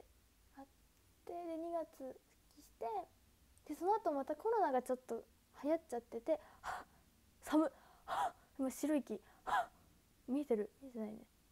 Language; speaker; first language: Japanese; native; Japanese